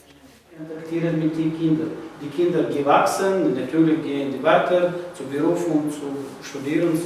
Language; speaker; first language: German; non-native, learner; Chechen